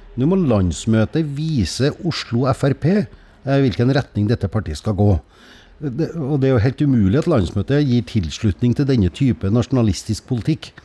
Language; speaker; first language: Norwegian; native; Norwegian